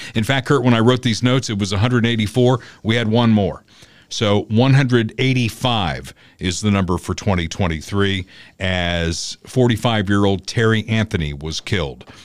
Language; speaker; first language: English; native; English